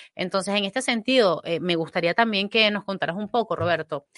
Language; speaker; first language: Spanish; native; Spanish